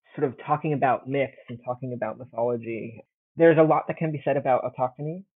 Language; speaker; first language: English; early bilingual, heritage; Italian